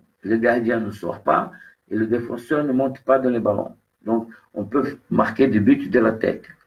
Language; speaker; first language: French; non-native, fluent; Portuguese